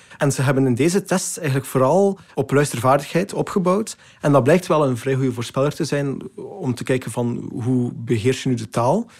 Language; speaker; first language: Dutch; native; Dutch